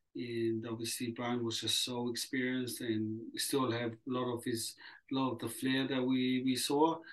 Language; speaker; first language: English; early bilingual, other home language; Samoan